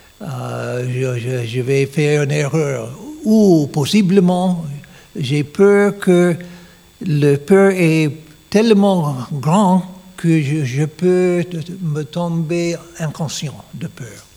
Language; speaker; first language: French; non-native, learner; English